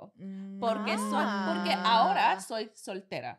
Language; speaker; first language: Spanish; non-native, learner; English